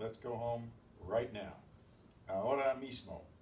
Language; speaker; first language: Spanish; non-native, fluent; English